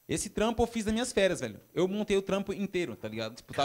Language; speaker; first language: Portuguese; native; Portuguese